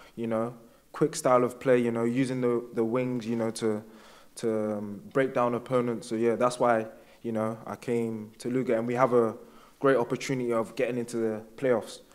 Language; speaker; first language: English; native; English